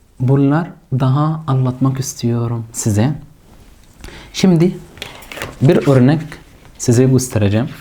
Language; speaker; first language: Turkish; non-native, fluent; Arabic